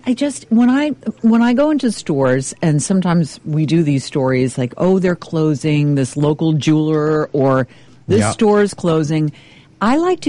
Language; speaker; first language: English; native; English